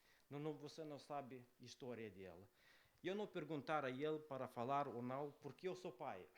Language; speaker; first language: Portuguese; non-native, learner; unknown